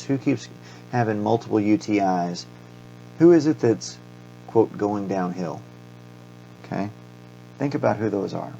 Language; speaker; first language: English; native; English